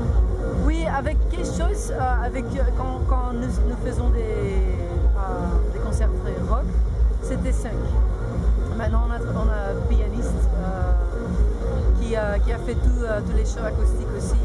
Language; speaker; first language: French; non-native, local second language; Dutch